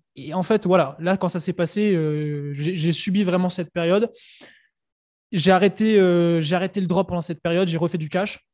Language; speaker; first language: French; native; French